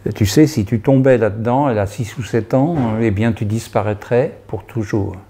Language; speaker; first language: French; native; French